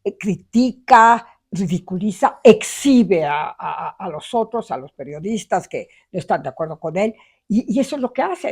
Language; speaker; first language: Spanish; native; Spanish